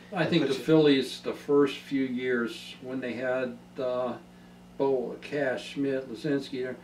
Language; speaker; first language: English; native; English